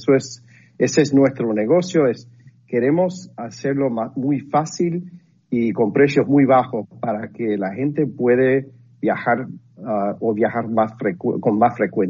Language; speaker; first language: Spanish; non-native, fluent; English